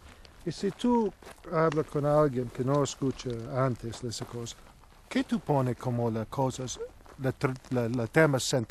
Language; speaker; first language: Spanish; non-native, learner; English